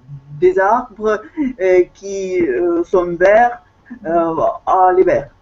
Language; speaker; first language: French; non-native, fluent; Russian